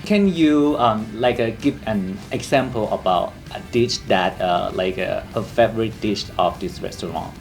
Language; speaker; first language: English; non-native, learner; Thai